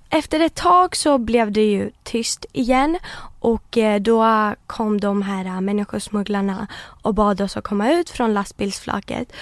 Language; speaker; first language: Swedish; early bilingual, other home language; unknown